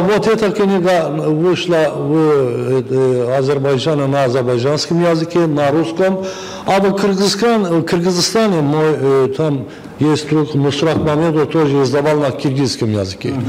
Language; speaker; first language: Russian; non-native, fluent; Azerbaijani